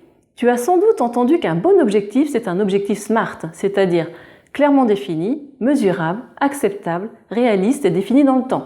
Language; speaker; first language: French; native; French